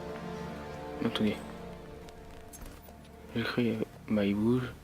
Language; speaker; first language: French; native; French